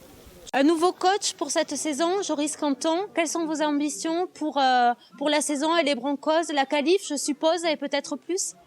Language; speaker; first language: French; native; French